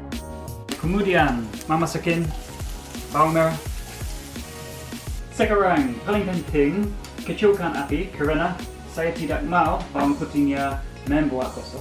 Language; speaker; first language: Indonesian; non-native, learner; English